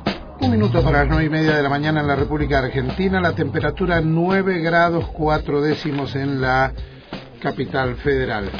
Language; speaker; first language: Spanish; native; Spanish